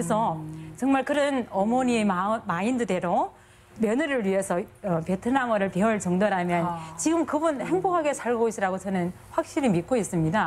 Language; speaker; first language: Korean; non-native, fluent; Chinese